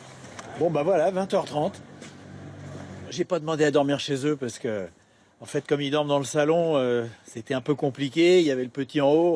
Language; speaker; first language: French; native; French